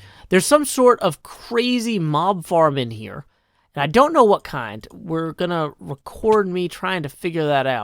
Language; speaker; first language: English; native; English